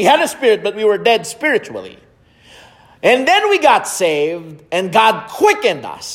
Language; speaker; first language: English; non-native, local second language; Filipino